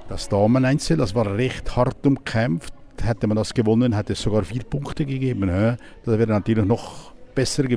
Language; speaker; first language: German; native; German